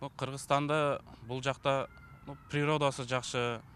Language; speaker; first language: Kyrgyz; non-native, fluent; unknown